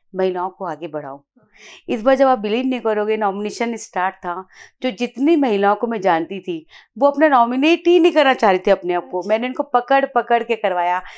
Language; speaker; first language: Hindi; native; Hindi